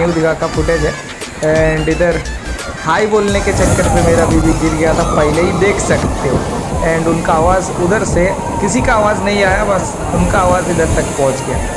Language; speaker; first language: Hindi; non-native, local second language; Bangla